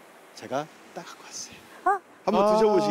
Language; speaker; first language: Korean; native; Korean